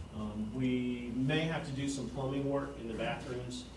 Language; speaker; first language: English; native; English